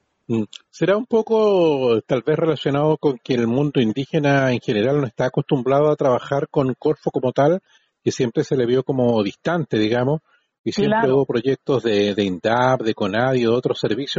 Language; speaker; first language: Spanish; native; Spanish